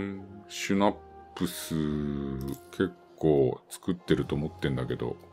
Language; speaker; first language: Japanese; native; Japanese